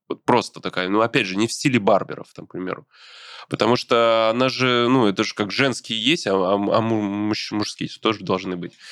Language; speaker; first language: Russian; native; Russian